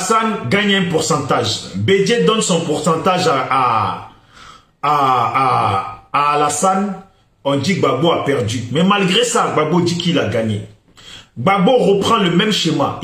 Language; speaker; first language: French; native; French